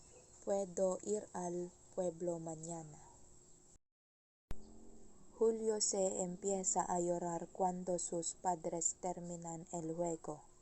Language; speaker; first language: Spanish; non-native, learner; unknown